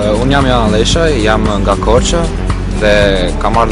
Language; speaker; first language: Albanian; native; Albanian